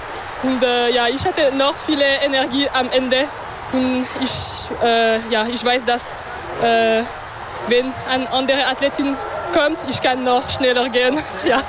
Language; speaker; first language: German; non-native, local second language; French